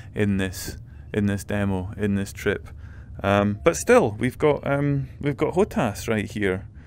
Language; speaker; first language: English; native; English